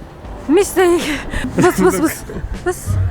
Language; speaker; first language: Arabic; non-native, learner; Turkish